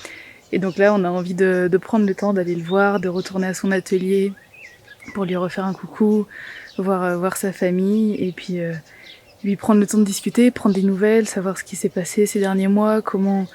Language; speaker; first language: French; native; French